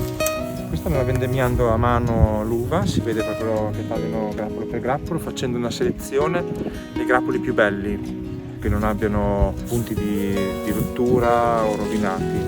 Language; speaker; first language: Italian; native; Italian